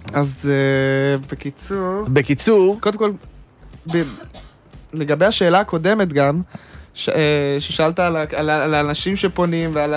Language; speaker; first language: Hebrew; native; Hebrew